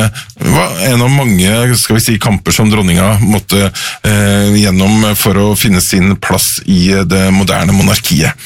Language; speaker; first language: Norwegian; native; Norwegian